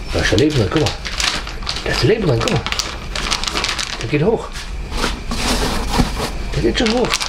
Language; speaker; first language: German; native; German